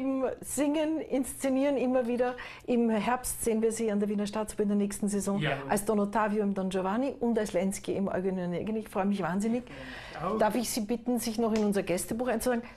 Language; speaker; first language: German; native; German